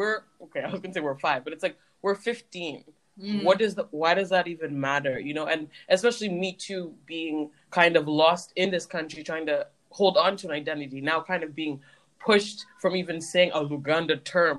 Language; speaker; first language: English; native; English